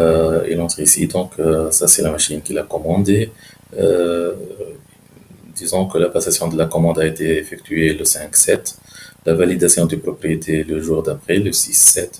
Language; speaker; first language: French; non-native, local second language; Arabic